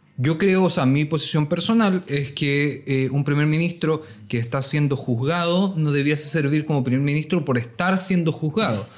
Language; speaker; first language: Spanish; native; Spanish